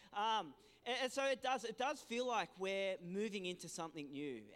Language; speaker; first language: English; native; English